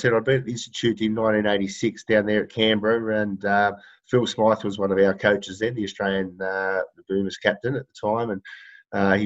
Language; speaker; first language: English; native; English